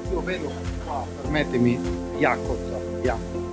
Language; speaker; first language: Italian; native; Italian